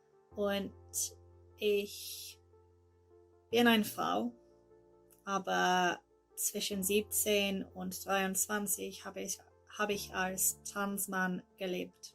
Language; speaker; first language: German; non-native, learner; English